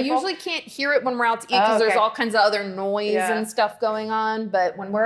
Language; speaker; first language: English; native; English